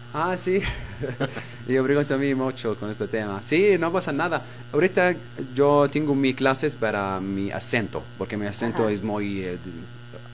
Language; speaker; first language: Spanish; non-native, learner; Arabic